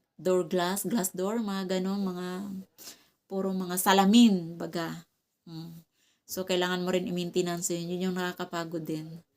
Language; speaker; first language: Filipino; non-native, local second language; Cebuano